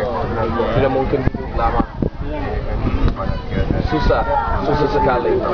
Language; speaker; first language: Indonesian; non-native, learner; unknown